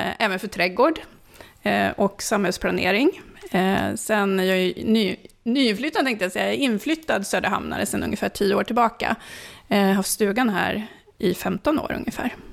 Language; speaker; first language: Swedish; early bilingual, other home language; Finnish